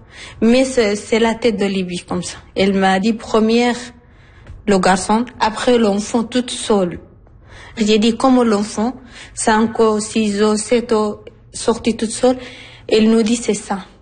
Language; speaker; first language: French; non-native, learner; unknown